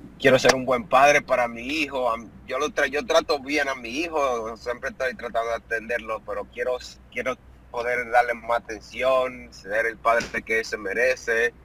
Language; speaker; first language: Spanish; early bilingual, other home language; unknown